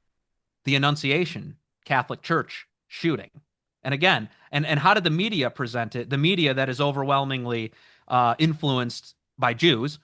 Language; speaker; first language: English; native; English